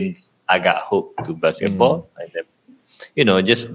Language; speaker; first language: English; non-native, local second language; Malay